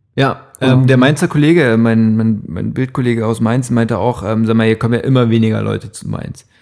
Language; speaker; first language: German; native; German